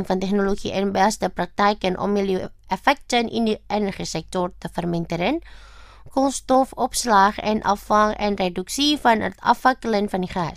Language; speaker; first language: Dutch; non-native, learner; Indonesian